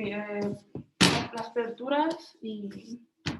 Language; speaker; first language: Spanish; non-native, learner; Chinese